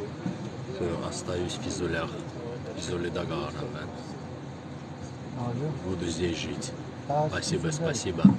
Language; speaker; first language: Russian; non-native, fluent; Azerbaijani